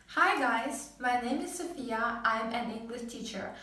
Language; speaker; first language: English; non-native, fluent; Ukrainian